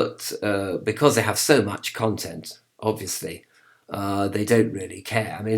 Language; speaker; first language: English; native; English